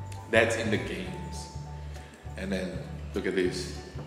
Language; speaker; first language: English; non-native, fluent; Indonesian